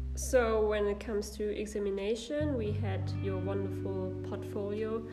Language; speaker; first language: English; non-native, fluent; German